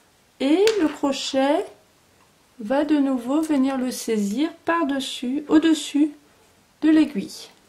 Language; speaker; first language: French; native; French